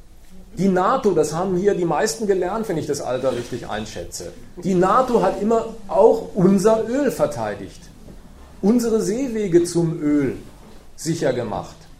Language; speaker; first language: German; native; German